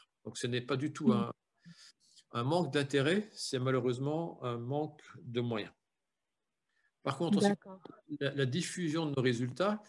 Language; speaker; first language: French; native; French